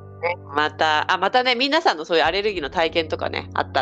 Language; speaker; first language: Japanese; native; Japanese